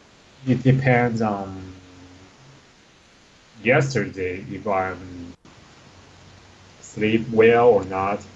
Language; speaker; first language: English; non-native, learner; Chinese